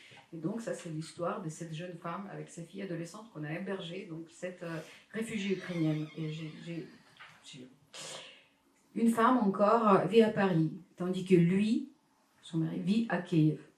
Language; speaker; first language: French; non-native, fluent; Ukrainian